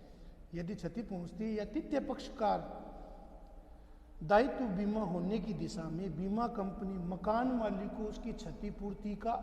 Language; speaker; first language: Hindi; native; Hindi